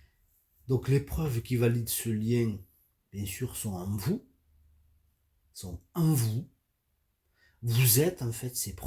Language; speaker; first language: French; native; French